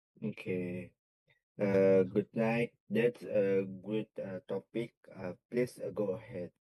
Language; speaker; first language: English; non-native, learner; Indonesian